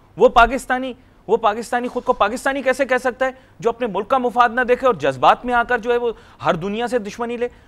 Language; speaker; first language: Urdu; native; Urdu